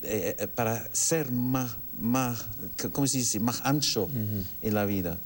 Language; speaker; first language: Spanish; non-native, fluent; English